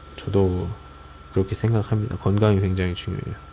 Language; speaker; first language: Korean; native; Korean